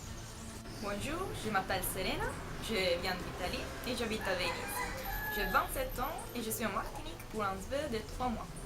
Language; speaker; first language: French; non-native, fluent; Italian